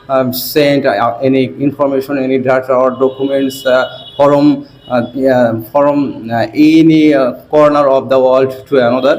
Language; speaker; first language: English; non-native, learner; Bangla